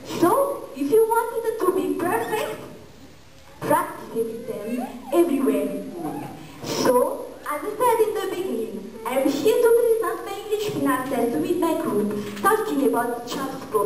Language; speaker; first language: English; non-native, learner; Malagasy